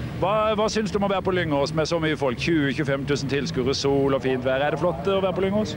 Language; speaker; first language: Norwegian; native; Norwegian